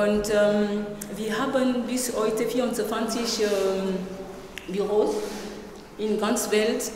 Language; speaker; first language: German; non-native, learner; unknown